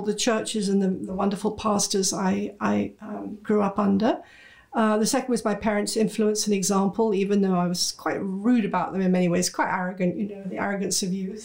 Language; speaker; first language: English; native; English